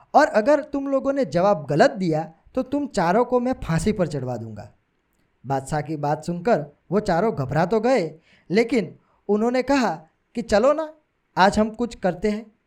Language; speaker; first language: Hindi; non-native, local second language; Gujarati